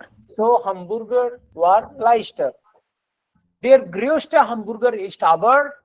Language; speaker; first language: German; non-native, fluent; Hindi